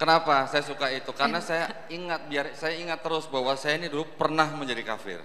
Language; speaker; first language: Indonesian; native; Indonesian